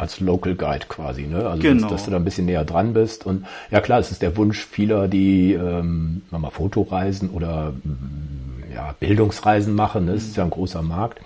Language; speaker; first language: German; native; German